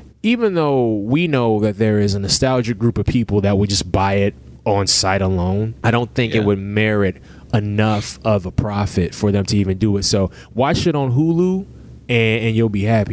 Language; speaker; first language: English; native; English